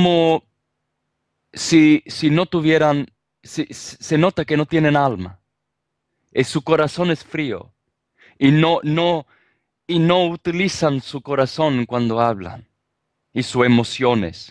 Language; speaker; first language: Spanish; non-native, fluent; Italian